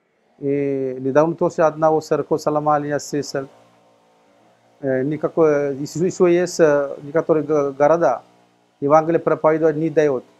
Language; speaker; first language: Russian; non-native, learner; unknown